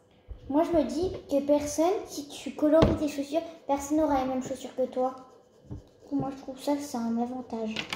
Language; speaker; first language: French; early bilingual, other home language; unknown